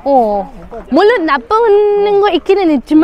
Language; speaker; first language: Korean; non-native, fluent; Arabic